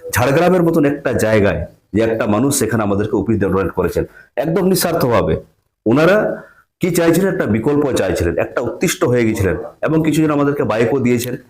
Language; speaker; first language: Bangla; non-native, local second language; Santali